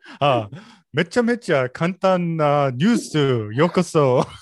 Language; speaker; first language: Japanese; non-native, learner; English